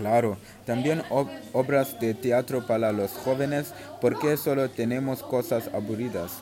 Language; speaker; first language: Spanish; non-native, learner; German